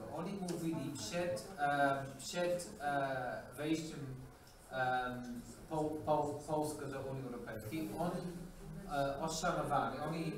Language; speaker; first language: Polish; non-native, learner; English